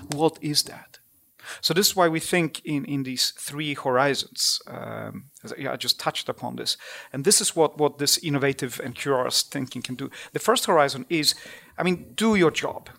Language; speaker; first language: English; non-native, fluent; Polish